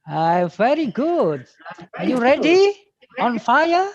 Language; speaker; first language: English; non-native, fluent; Indonesian